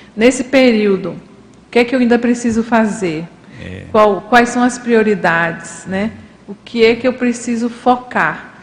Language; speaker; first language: Portuguese; native; Portuguese